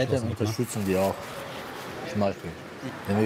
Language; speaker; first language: German; non-native, fluent; Turkish